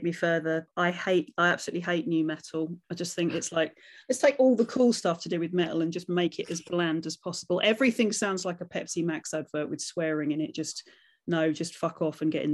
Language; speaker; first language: English; native; English